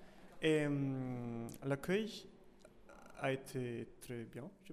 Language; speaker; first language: French; non-native, learner; Italian